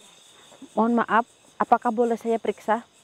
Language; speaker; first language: Indonesian; native; Indonesian